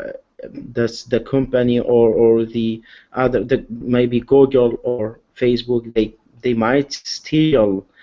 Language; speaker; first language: English; non-native, learner; Arabic